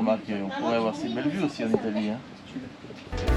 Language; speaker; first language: French; native; French